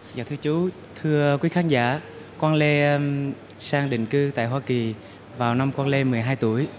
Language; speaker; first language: Vietnamese; native; Vietnamese